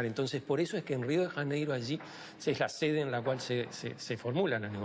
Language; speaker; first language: Spanish; native; Spanish